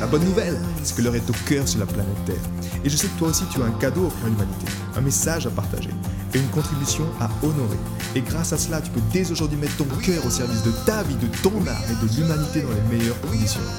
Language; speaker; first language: French; native; French